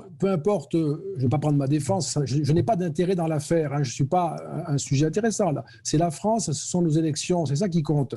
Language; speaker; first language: French; native; French